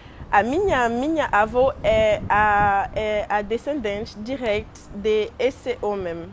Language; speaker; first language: Portuguese; non-native, learner; French